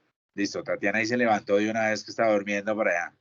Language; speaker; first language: Spanish; native; Spanish